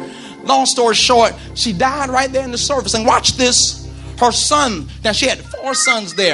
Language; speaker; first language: English; native; English